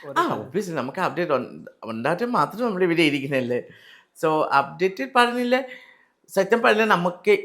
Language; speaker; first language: Malayalam; non-native, learner; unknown